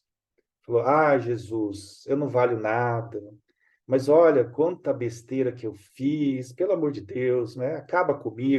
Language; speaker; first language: Portuguese; native; Portuguese